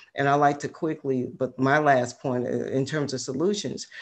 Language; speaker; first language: English; native; English